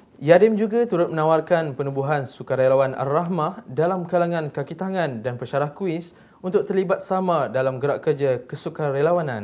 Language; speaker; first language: Malay; native; Malay